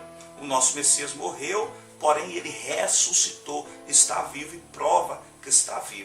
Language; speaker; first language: Portuguese; native; Portuguese